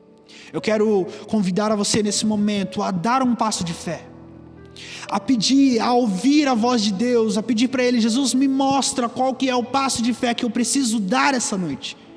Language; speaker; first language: Portuguese; native; Portuguese